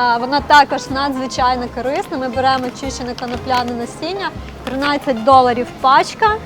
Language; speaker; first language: Ukrainian; non-native, local second language; Russian